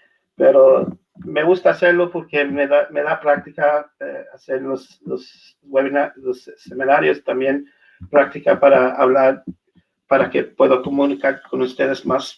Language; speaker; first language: Spanish; non-native, learner; English